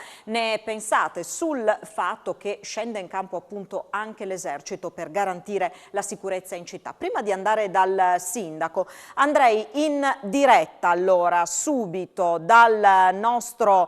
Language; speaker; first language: Italian; native; Italian